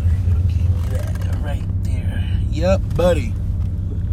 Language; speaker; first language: English; native; English